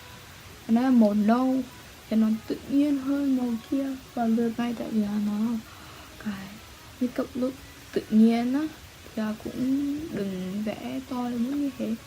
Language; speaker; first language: Vietnamese; early bilingual, heritage; Vietnamese